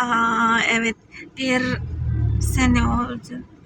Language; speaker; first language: Turkish; non-native, learner; Indonesian